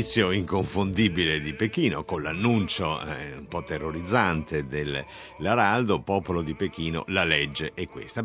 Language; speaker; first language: Italian; native; Italian